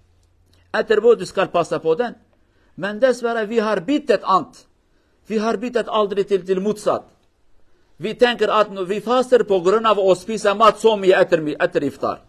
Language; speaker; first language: Norwegian; non-native, learner; Kurdish